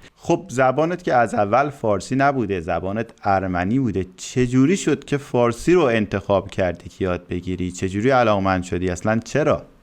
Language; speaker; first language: Persian; native; Persian